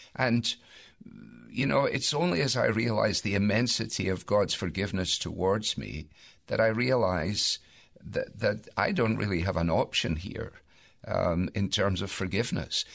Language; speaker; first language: English; native; English